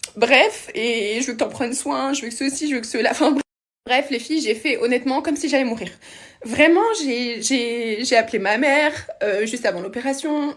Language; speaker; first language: French; native; French